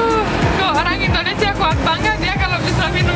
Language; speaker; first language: Indonesian; non-native, fluent; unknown